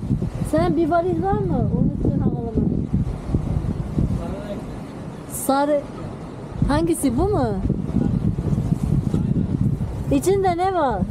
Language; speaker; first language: Turkish; non-native, learner; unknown